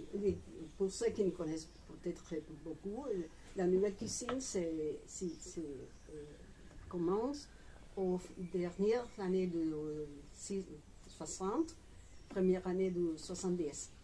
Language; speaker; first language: French; non-native, fluent; Spanish